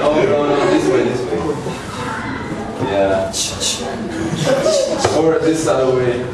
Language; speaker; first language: English; non-native, learner; Italian